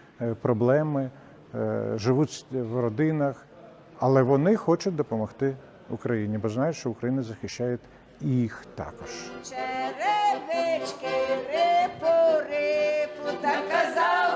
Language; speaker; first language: Ukrainian; non-native, fluent; Lithuanian